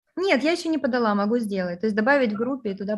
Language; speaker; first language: Russian; native; Russian